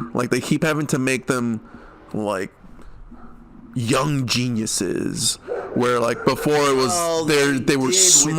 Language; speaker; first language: English; native; English